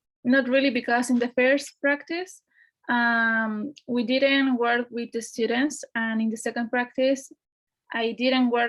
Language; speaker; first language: English; non-native, fluent; Spanish